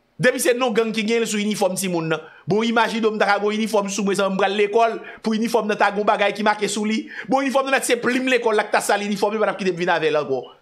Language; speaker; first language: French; non-native, local second language; Haitian Creole